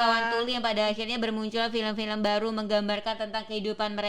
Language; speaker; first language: Indonesian; native; Indonesian